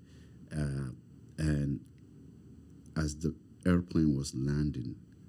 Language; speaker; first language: English; non-native, fluent; Somali